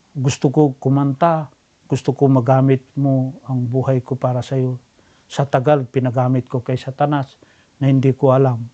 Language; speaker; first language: Filipino; non-native, local second language; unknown